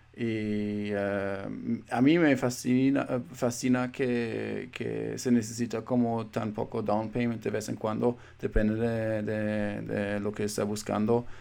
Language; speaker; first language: Spanish; non-native, fluent; German